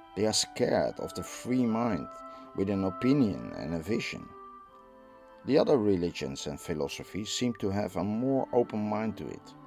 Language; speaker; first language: English; non-native, fluent; Dutch